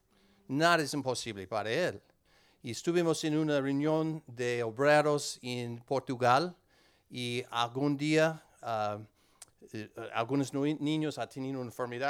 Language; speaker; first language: Spanish; non-native, learner; English